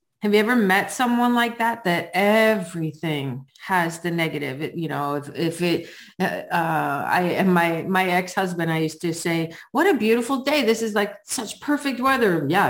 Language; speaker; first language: English; native; English